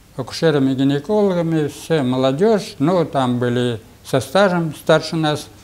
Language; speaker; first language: Russian; non-native, local second language; Bashkir